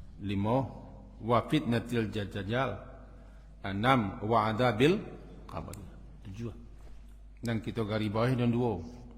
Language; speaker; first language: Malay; non-native, local second language; Minangkabau